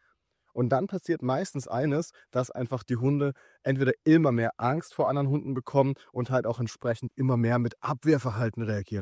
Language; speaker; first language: German; native; German